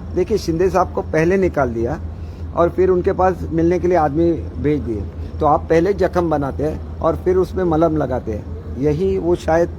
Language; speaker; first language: Hindi; non-native, local second language; Marathi